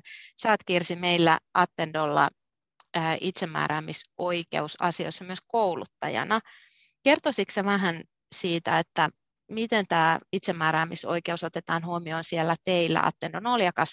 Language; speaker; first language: Finnish; native; Finnish